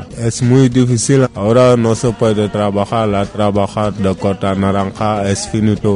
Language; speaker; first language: Spanish; non-native, learner; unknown